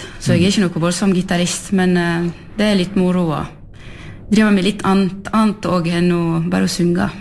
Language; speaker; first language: Norwegian; early bilingual, heritage; French